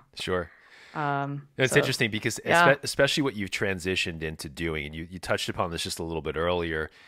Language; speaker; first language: English; native; English